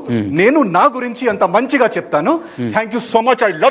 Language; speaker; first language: Telugu; non-native, fluent; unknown